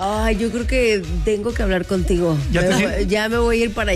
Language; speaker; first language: Spanish; native; Spanish